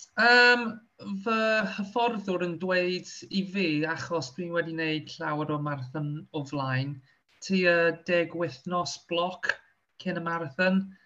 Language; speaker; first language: Welsh; non-native, local second language; English